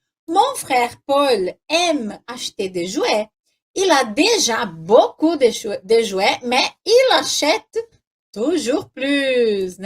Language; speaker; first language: French; non-native, fluent; Portuguese